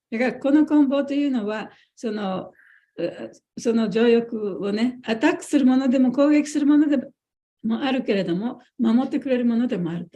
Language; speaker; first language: Japanese; native; Japanese